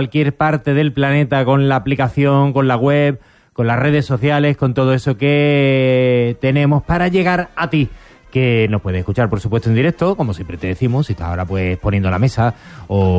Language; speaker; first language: Spanish; native; Spanish